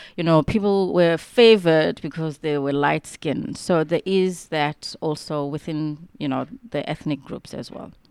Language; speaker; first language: English; non-native, local second language; Xhosa